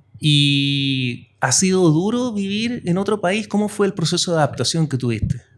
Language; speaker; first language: Spanish; native; Spanish